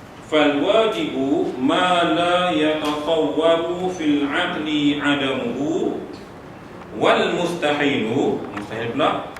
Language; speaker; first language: Arabic; non-native, fluent; Malay